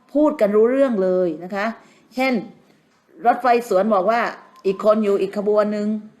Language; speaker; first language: Thai; native; Thai